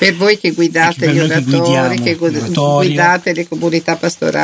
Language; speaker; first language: Italian; native; Italian